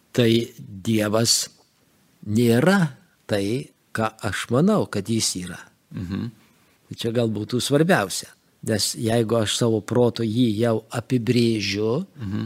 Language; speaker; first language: Lithuanian; native; Lithuanian